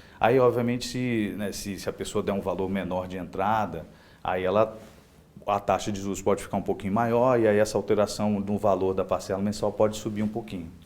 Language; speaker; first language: Portuguese; native; Portuguese